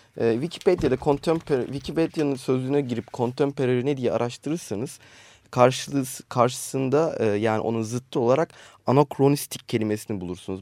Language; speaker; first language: Turkish; native; Turkish